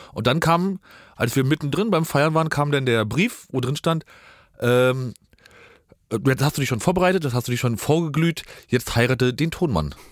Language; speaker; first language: German; native; German